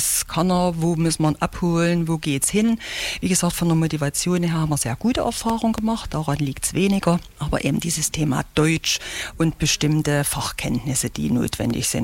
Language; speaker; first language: German; native; German